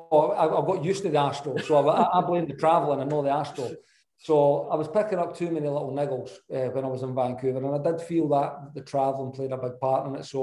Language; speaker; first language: English; native; English